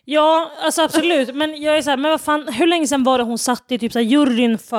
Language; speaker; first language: Swedish; native; Swedish